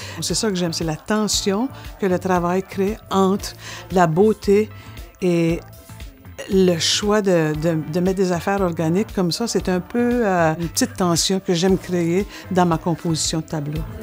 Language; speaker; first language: French; native; French